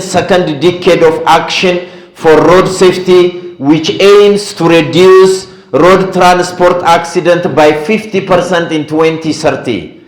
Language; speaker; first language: English; non-native, fluent; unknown